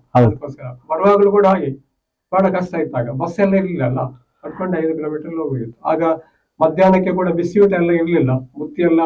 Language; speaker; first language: Kannada; non-native, local second language; Tulu